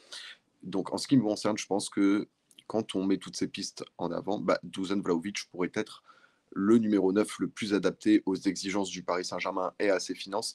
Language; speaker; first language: French; native; French